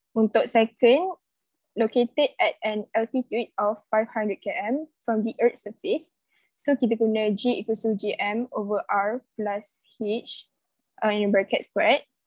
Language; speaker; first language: English; non-native, local second language; Malay